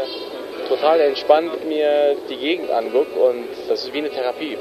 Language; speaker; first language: German; early bilingual, other home language; Turkish